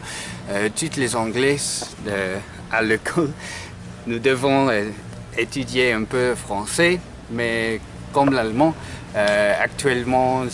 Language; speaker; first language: French; non-native, learner; English